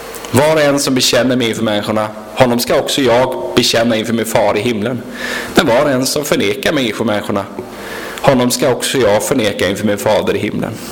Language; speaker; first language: Swedish; native; Swedish